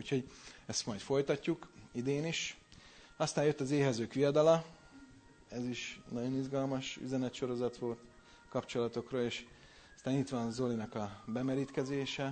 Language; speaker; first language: Hungarian; native; Hungarian